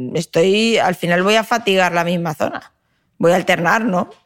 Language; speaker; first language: Spanish; native; Spanish